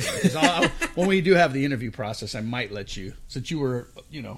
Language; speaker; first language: English; native; English